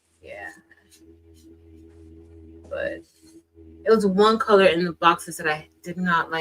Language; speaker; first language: English; native; English